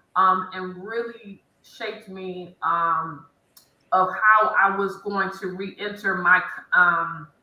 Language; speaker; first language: English; native; English